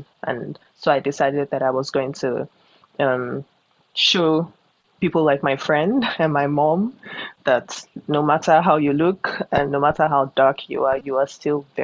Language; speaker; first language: English; non-native, local second language; Yoruba